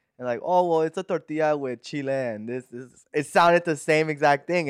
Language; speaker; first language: English; native; English